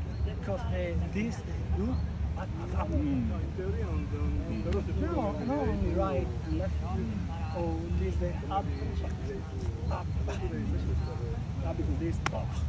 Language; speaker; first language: English; non-native, learner; Italian